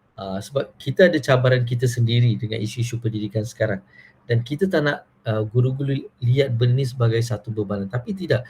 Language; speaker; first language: Malay; non-native, local second language; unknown